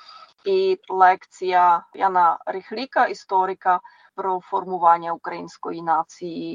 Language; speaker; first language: Ukrainian; non-native, fluent; Czech